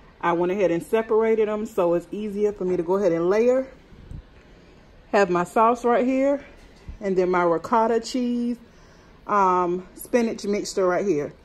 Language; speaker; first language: English; native; English